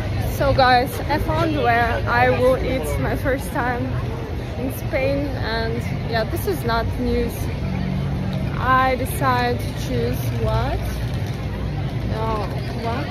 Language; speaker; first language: English; non-native, learner; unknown